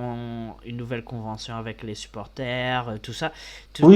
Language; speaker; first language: French; native; French